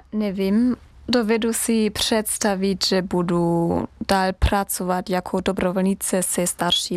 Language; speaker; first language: Czech; non-native, learner; German